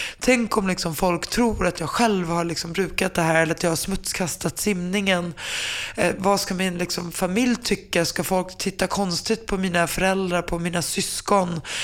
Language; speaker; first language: Swedish; early bilingual, other home language; Finnish